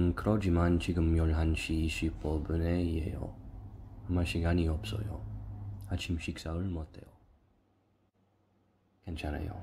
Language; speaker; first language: Korean; non-native, learner; English